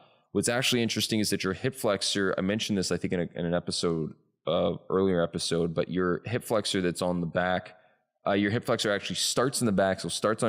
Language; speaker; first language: English; native; English